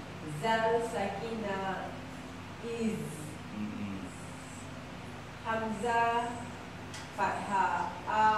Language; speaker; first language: Arabic; non-native, learner; Malay